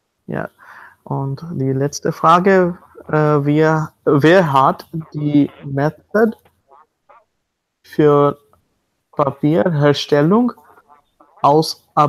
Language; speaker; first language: German; non-native, learner; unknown